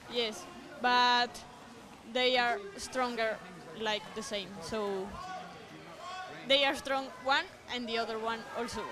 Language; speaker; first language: English; non-native, learner; Spanish